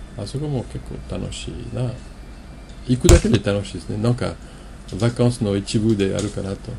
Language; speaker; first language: Japanese; non-native, fluent; French